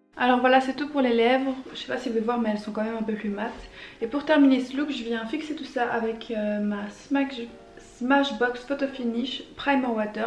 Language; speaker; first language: French; native; French